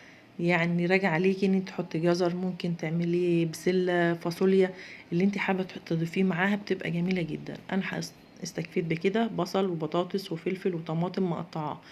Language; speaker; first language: Arabic; native; Arabic